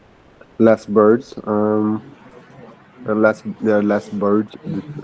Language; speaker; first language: English; non-native, fluent; Urdu